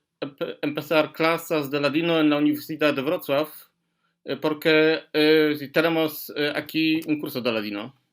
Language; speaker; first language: Spanish; non-native, learner; Polish